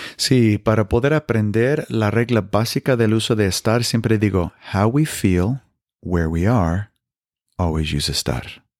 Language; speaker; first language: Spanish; non-native, fluent; English